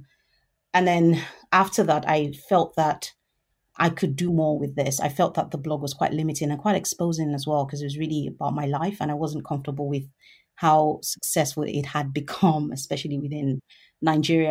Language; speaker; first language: English; non-native, local second language; Yoruba